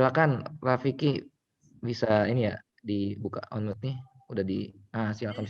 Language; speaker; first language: Indonesian; native; Indonesian